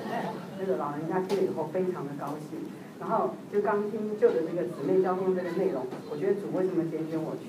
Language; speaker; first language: Chinese; native; Chinese